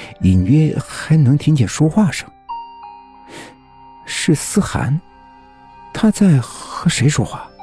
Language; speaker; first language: Chinese; native; Chinese